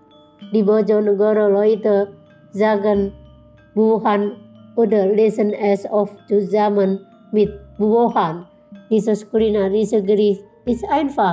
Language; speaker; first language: German; non-native, fluent; Indonesian